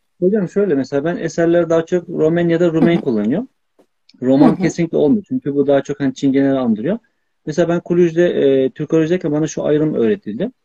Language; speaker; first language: Turkish; native; Turkish